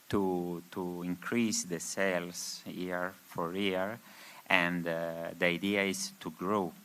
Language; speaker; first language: English; non-native, learner; Spanish